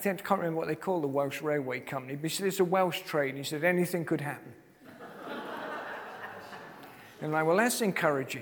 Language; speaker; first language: English; native; English